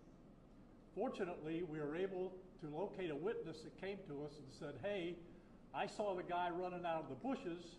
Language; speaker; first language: English; native; English